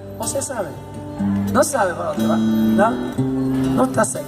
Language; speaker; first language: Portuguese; non-native, learner; Spanish